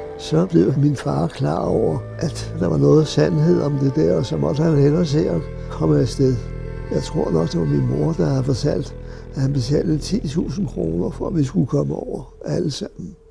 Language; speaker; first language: Danish; native; Danish